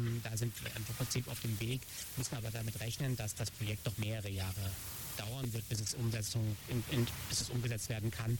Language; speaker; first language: German; native; German